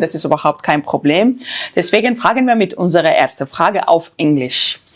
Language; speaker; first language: German; non-native, fluent; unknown